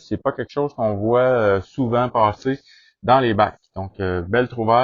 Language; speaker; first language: French; native; French